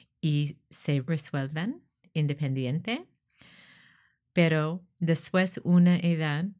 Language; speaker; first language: Spanish; non-native, learner; English